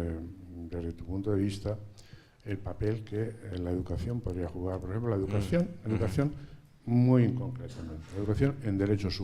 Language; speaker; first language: Spanish; native; Spanish